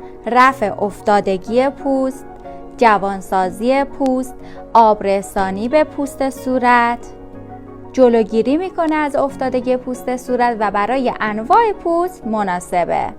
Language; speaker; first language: Persian; native; Persian